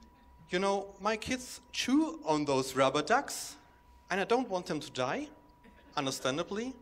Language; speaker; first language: English; non-native, fluent; German